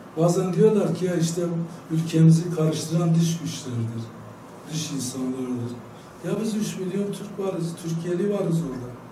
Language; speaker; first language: Turkish; non-native, local second language; Kurdish